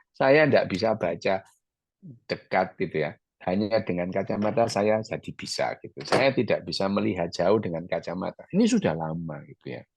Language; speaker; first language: Indonesian; early bilingual, other home language; Arabic